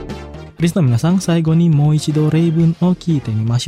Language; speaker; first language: Japanese; non-native, fluent; Indonesian